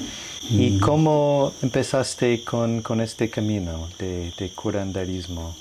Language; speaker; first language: Spanish; non-native, fluent; English